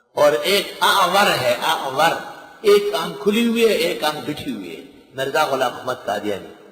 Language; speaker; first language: Urdu; non-native, local second language; Pashto